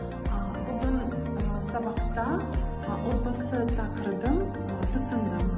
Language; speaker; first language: Kazakh; non-native, learner; Russian